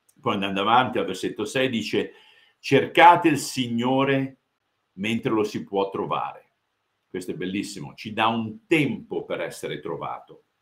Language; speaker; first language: Italian; early bilingual, heritage; Italian